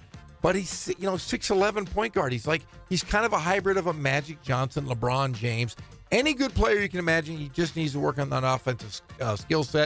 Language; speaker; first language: English; native; English